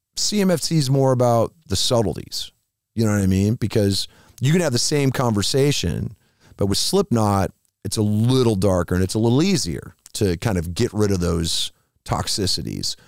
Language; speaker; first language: English; native; English